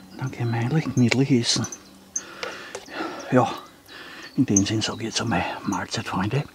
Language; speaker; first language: German; native; German